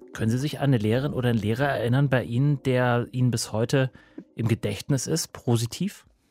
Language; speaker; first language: German; native; German